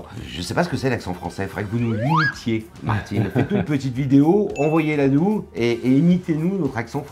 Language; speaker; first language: French; native; French